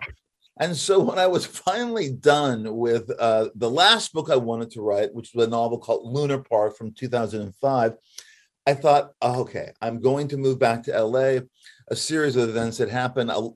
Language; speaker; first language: English; native; English